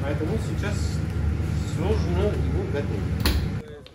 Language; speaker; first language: Russian; non-native, learner; French